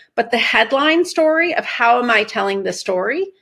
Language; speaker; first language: English; early bilingual, other home language; Persian